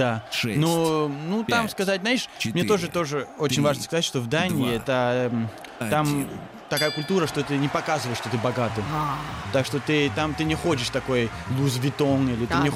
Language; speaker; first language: Russian; early bilingual, heritage; Russian